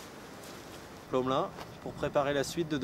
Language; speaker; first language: French; native; French